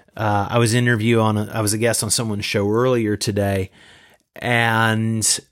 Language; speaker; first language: English; native; English